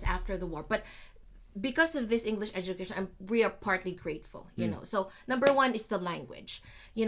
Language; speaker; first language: English; non-native, local second language; Filipino